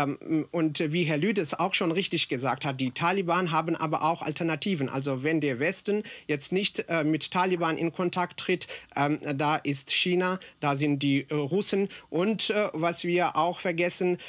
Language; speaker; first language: German; non-native, fluent; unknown